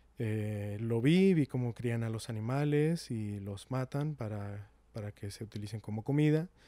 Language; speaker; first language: Spanish; native; Spanish